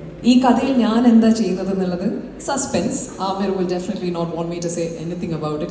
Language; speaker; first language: Malayalam; early bilingual, heritage; Malayalam